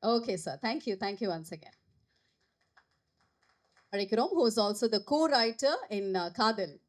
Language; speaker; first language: Tamil; native; Tamil